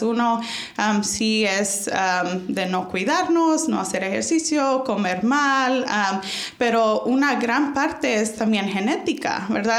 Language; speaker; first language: Spanish; early bilingual, heritage; Spanish